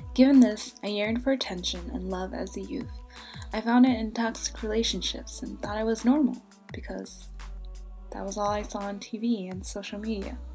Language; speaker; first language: English; native; English